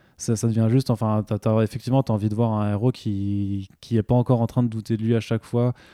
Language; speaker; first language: French; native; French